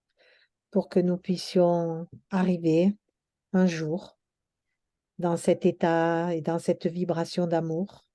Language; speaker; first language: French; native; French